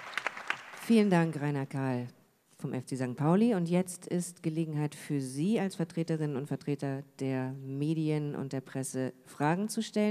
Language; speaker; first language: German; native; German